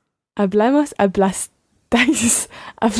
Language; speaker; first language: Spanish; non-native, learner; English